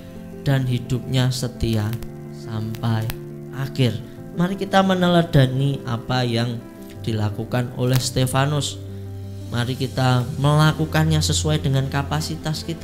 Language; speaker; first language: Indonesian; native; Indonesian